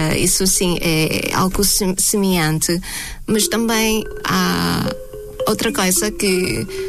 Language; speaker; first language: Portuguese; non-native, fluent; Thai